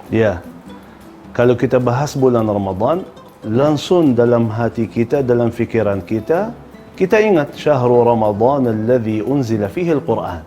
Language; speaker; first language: Indonesian; non-native, fluent; Arabic